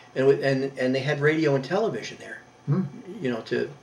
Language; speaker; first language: English; native; English